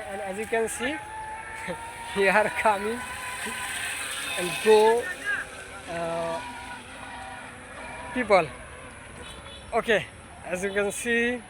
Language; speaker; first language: English; non-native, learner; Bangla